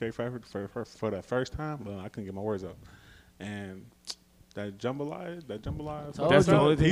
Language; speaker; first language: English; native; English